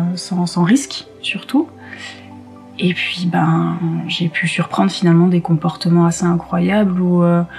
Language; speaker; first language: French; native; French